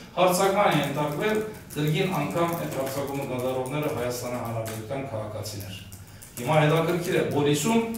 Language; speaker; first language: Armenian; early bilingual, heritage; Armenian